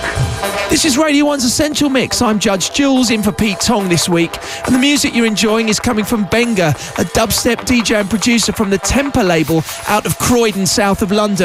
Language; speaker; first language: English; native; English